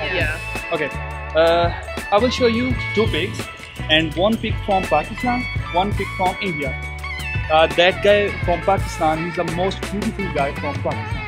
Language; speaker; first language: English; non-native, local second language; Urdu